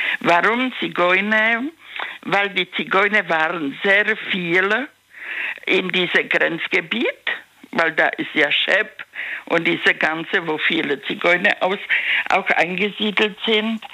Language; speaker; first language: German; non-native, learner; Czech